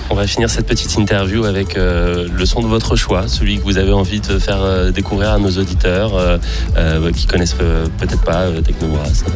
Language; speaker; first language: French; native; French